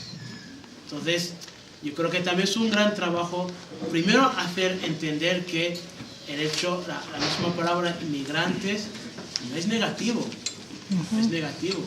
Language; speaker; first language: Spanish; non-native, fluent; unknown